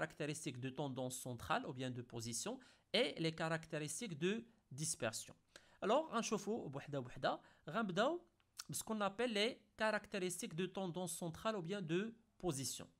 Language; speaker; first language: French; non-native, local second language; Arabic